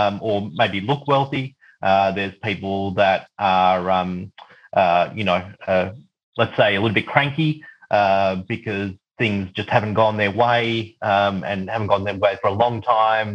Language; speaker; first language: English; native; English